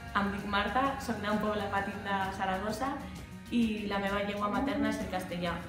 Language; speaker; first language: Catalan; non-native, local second language; Spanish